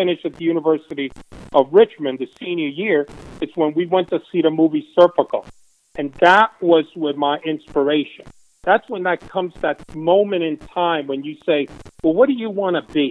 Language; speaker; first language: English; early bilingual, other home language; Spanish